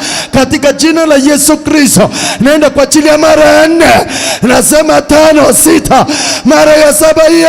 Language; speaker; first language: Swahili; native; Swahili